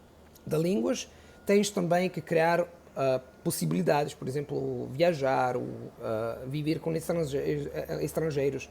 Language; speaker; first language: Portuguese; non-native, fluent; Italian